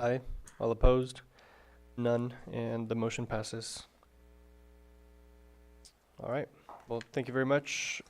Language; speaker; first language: English; native; English